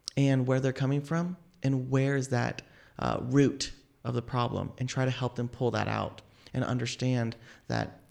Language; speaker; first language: English; native; English